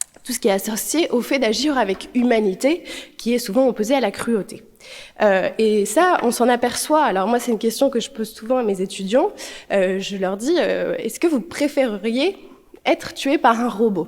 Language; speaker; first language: French; native; French